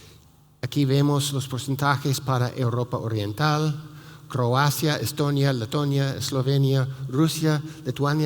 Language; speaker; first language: Spanish; non-native, fluent; English